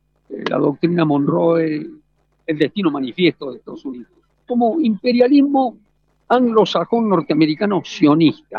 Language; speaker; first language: Spanish; native; Spanish